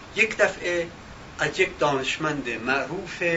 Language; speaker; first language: Persian; native; Persian